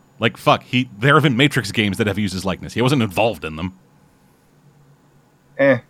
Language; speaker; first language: English; native; English